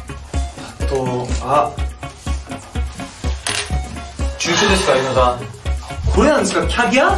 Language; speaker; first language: Japanese; non-native, fluent; Korean